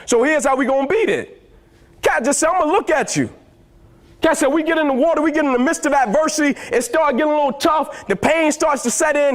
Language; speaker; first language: English; native; English